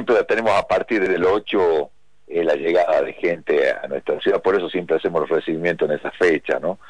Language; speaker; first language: Spanish; native; Spanish